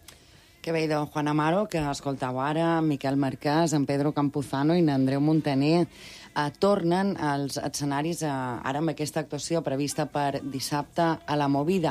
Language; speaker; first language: Catalan; native; Catalan